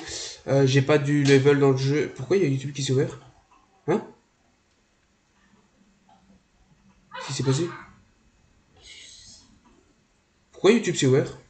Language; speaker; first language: French; native; French